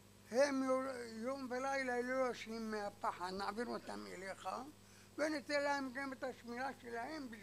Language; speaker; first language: Hebrew; non-native, fluent; Arabic